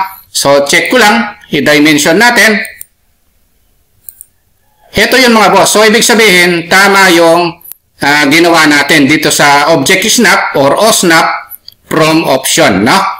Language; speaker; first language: Filipino; native; Filipino